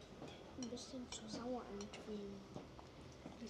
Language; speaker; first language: German; non-native, learner; Chinese